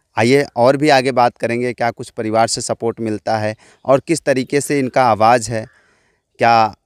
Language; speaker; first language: Hindi; native; Hindi